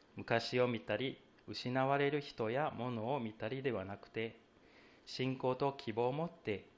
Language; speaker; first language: Japanese; non-native, fluent; Chinese